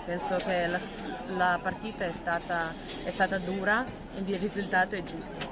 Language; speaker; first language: Italian; non-native, fluent; Ukrainian